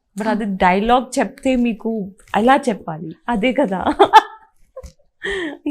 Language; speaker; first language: Telugu; non-native, learner; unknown